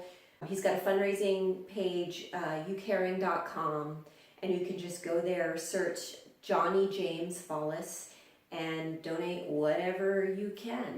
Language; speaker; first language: English; native; English